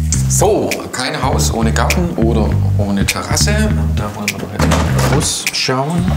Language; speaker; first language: German; native; German